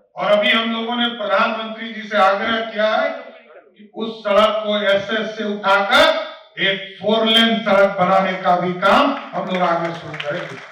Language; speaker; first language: Hindi; native; Hindi